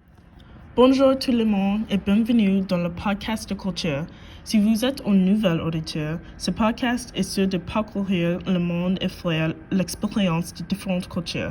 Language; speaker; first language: French; non-native, learner; English